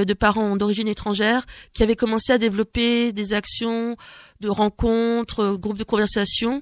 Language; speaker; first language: French; native; French